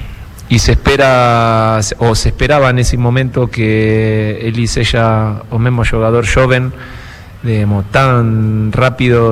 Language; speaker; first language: Portuguese; non-native, fluent; Spanish